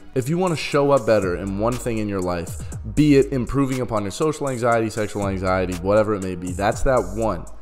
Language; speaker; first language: English; native; English